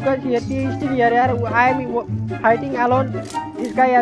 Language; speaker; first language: English; non-native, learner; Nepali